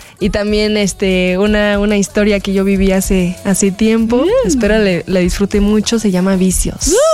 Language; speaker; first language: Spanish; non-native, fluent; Korean